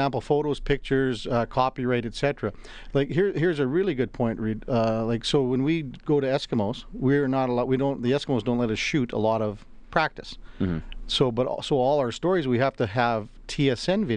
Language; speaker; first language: English; native; English